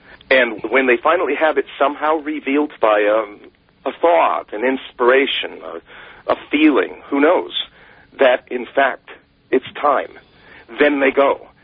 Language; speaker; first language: English; native; English